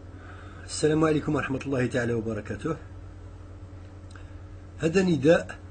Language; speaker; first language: Arabic; native; Arabic